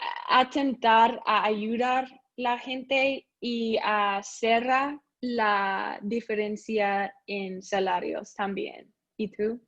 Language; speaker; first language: Spanish; non-native, learner; English